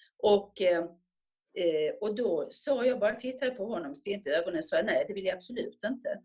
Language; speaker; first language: Swedish; native; Swedish